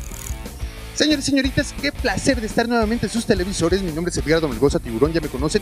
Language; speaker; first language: Spanish; native; Spanish